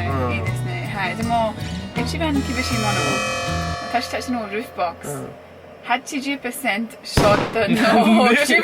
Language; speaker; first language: Japanese; non-native, learner; English